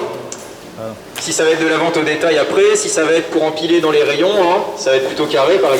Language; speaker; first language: French; native; French